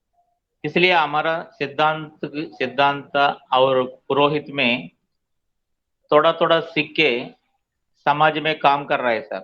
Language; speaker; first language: Hindi; non-native, local second language; Telugu